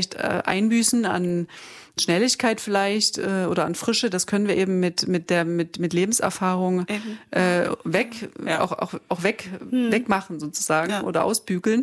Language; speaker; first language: German; native; German